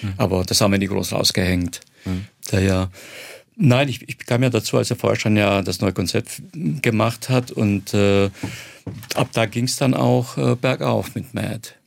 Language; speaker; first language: German; non-native, fluent; Croatian